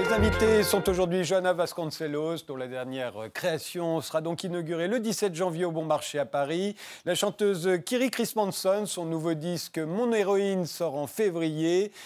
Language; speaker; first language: French; native; French